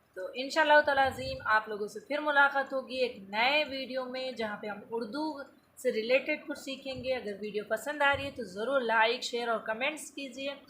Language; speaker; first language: Urdu; native; Urdu